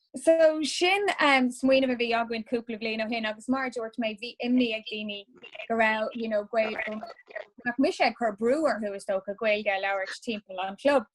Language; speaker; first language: Irish; non-native, local second language; English